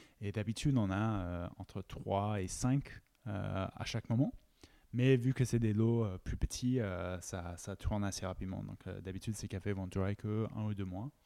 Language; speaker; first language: French; non-native, fluent; English